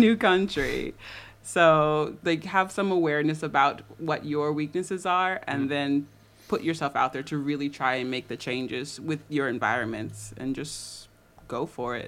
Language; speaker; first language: English; native; English